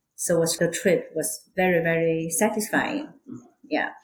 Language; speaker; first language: English; non-native, fluent; Chinese